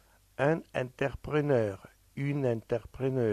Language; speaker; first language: French; non-native, fluent; Russian